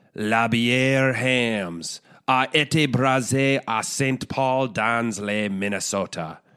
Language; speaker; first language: French; non-native, learner; English